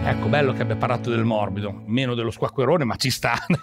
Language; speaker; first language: Italian; native; Italian